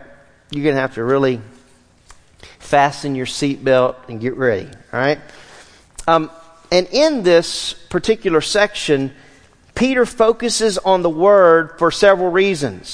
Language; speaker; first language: English; native; English